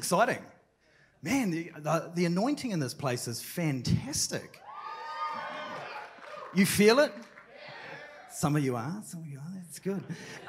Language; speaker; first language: English; native; English